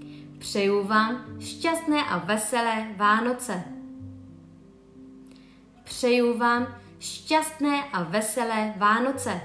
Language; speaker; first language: Czech; non-native, fluent; Vietnamese